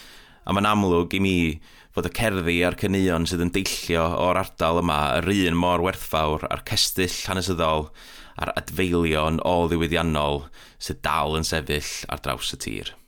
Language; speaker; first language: Welsh; native; Welsh